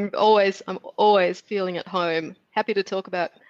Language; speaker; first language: English; native; English